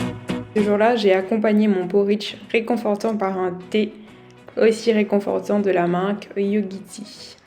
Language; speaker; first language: French; native; French